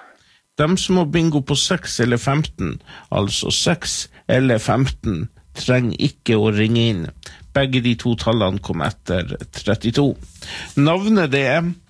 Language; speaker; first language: Norwegian; native; Norwegian